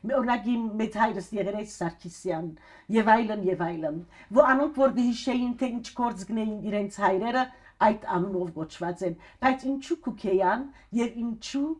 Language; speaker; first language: Armenian; early bilingual, heritage; Armenian